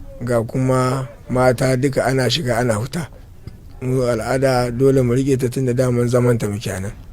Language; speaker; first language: Hausa; non-native, local second language; Tamasheq